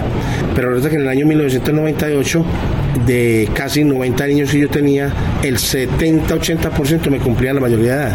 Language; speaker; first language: Spanish; native; Spanish